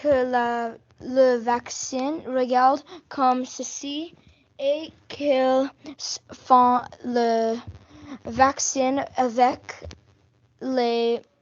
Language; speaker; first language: French; non-native, learner; English